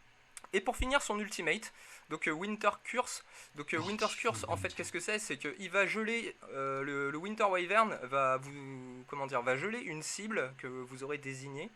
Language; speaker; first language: French; native; French